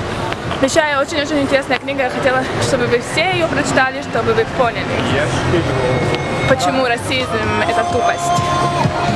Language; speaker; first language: Russian; early bilingual, heritage; Russian